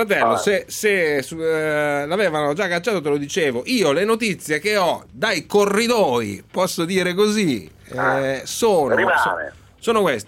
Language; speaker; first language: Italian; native; Italian